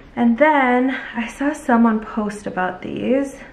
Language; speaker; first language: English; native; English